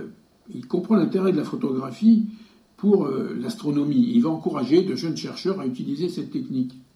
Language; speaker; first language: French; native; French